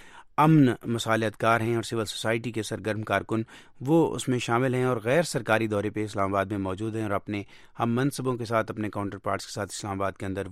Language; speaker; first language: Urdu; native; Urdu